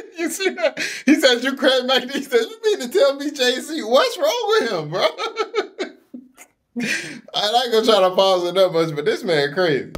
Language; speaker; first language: English; native; English